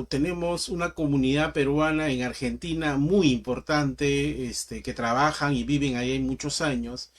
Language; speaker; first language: Spanish; native; Spanish